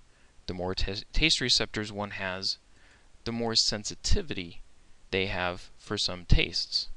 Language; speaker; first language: English; native; English